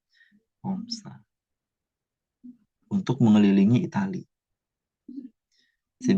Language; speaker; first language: French; non-native, fluent; Indonesian